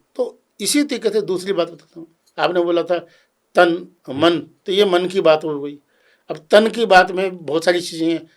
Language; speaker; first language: Hindi; native; Hindi